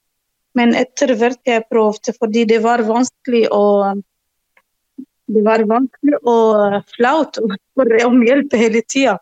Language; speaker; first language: Norwegian; non-native, learner; Arabic